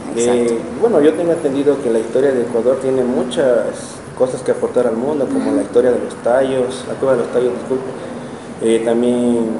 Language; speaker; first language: Spanish; native; Spanish